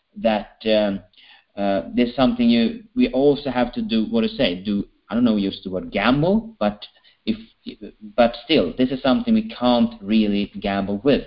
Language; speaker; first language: English; non-native, fluent; Swedish